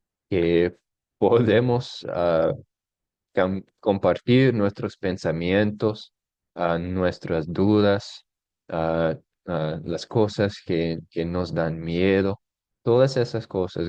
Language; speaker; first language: Spanish; non-native, fluent; English